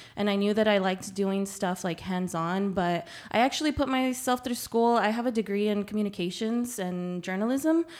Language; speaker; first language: English; early bilingual, other home language; Spanish